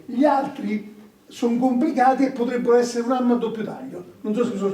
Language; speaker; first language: Italian; native; Italian